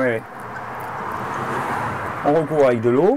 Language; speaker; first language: French; native; French